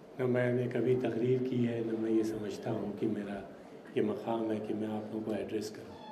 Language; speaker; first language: Urdu; native; Urdu